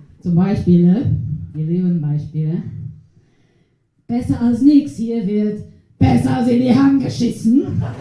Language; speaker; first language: German; non-native, learner; Portuguese